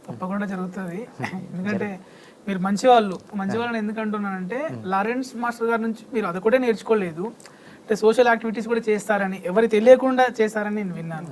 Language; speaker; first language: Telugu; native; Telugu